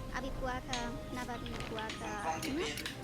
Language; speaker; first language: French; native; French